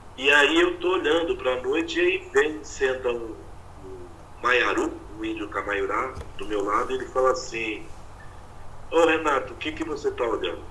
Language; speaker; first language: Portuguese; native; Portuguese